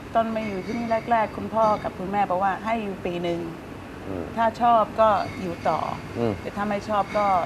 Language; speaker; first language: Thai; non-native, fluent; English